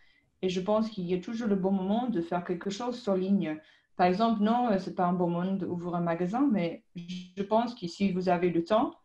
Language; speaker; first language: French; non-native, fluent; English